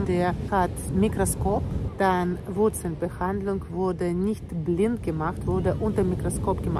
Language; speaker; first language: German; non-native, fluent; Russian